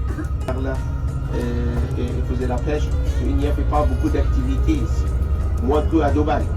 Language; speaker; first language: French; non-native, fluent; Arabic